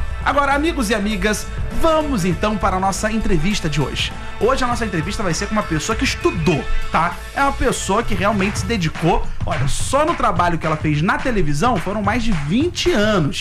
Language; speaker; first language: Portuguese; native; Portuguese